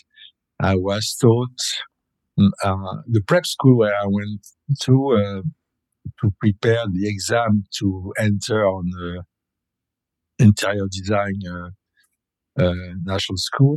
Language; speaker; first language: English; non-native, fluent; French